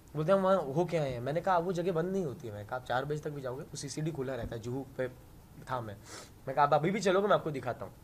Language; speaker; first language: Hindi; native; Hindi